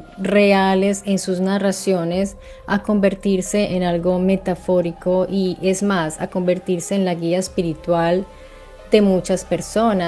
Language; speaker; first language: Spanish; native; Spanish